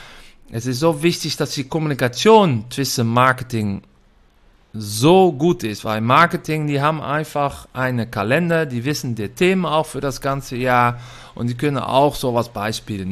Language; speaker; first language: German; non-native, fluent; Dutch